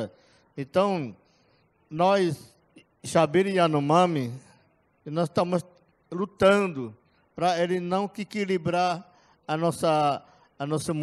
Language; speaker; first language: Portuguese; non-native, local second language; Yanomámi